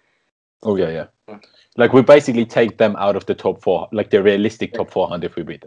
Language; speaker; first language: English; native; English